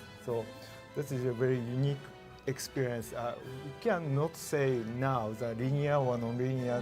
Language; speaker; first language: English; non-native, learner; Japanese